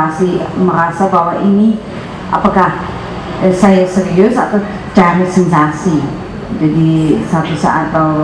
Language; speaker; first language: Indonesian; non-native, fluent; Dutch